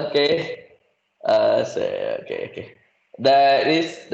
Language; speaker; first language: English; non-native, learner; Indonesian